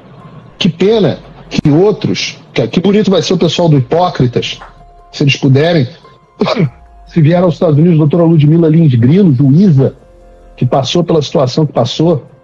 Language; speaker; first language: Portuguese; native; Portuguese